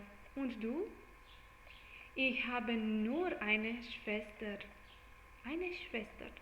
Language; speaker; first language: German; non-native, learner; English